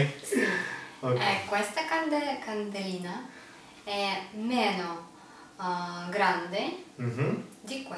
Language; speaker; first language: Italian; non-native, learner; English